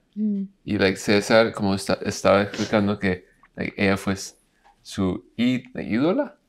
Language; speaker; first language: Spanish; non-native, learner; English